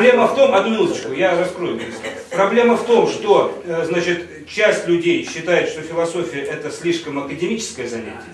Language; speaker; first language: Russian; native; Russian